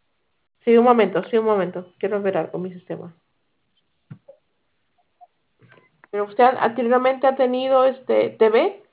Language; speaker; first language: Spanish; native; Spanish